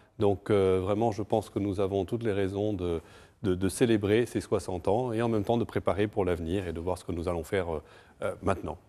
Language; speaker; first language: French; non-native, fluent; Portuguese